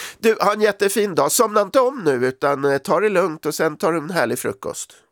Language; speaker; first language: Swedish; native; Swedish